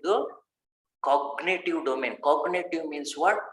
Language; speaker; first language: English; non-native, local second language; Kannada